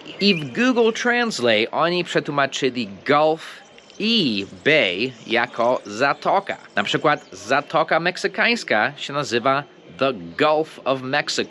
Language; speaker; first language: Polish; early bilingual, heritage; Polish